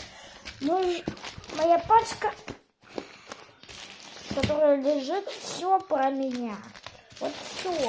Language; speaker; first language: Russian; early bilingual, heritage; Russian